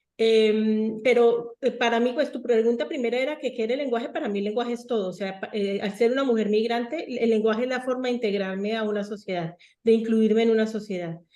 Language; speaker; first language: Spanish; native; Spanish